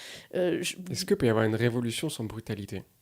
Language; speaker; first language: French; native; French